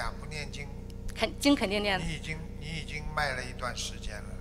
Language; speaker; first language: Chinese; native; Chinese